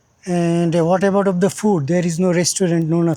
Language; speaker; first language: English; non-native, fluent; Bangla